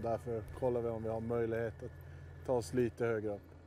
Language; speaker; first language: Swedish; native; Swedish